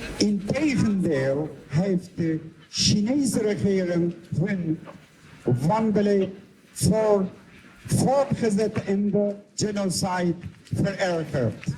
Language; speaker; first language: Dutch; non-native, fluent; Uyghur